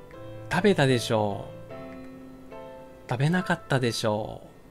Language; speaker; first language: Japanese; non-native, fluent; Portuguese